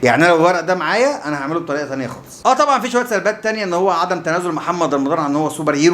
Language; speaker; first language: Arabic; native; Arabic